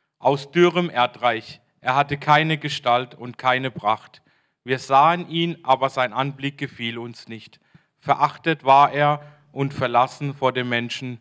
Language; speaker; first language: German; native; German